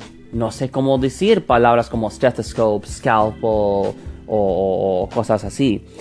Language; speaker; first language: Spanish; non-native, fluent; English